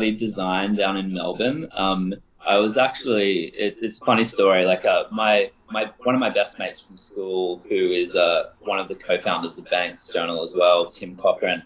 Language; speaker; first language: English; native; English